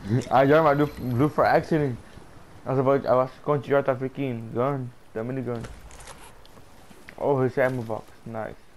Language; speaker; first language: English; early bilingual, other home language; Spanish